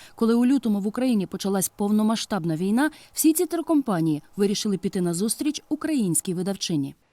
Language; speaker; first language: Ukrainian; native; Ukrainian